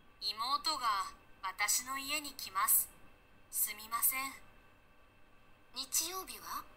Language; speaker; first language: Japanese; non-native, fluent; Malay